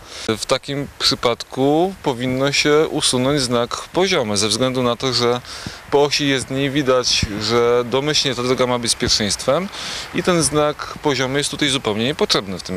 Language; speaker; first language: Polish; native; Polish